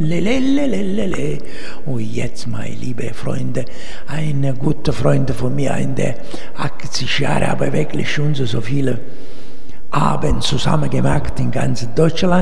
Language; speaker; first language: German; non-native, learner; Italian